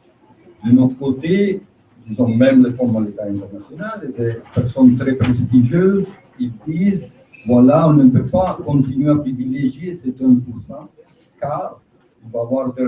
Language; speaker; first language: French; native; French